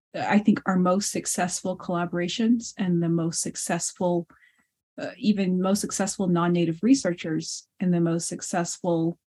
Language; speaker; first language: English; early bilingual, other home language; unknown